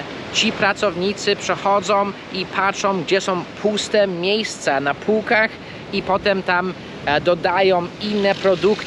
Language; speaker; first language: Polish; early bilingual, heritage; Polish